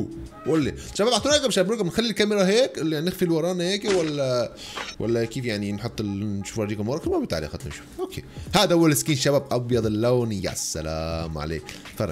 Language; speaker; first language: Arabic; native; Arabic